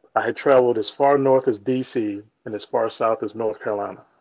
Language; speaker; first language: English; native; English